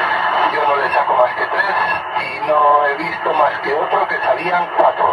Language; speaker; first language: Spanish; native; Spanish